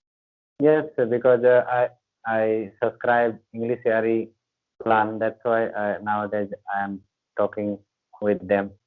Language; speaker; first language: English; non-native, learner; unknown